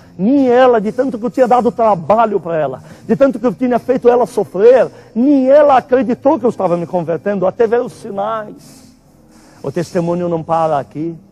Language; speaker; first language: Portuguese; non-native, fluent; Arabic